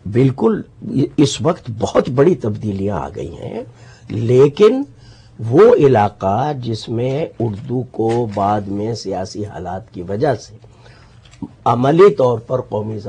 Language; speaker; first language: Urdu; native; Urdu